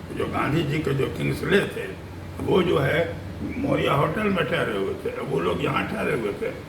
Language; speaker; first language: Hindi; native; Hindi